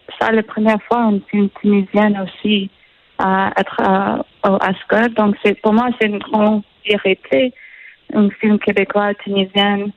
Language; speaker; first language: French; non-native, learner; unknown